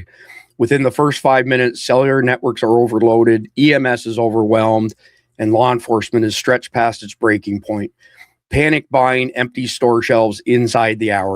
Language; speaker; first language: English; native; English